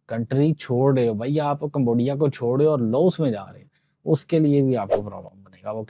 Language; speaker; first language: Urdu; non-native, local second language; Punjabi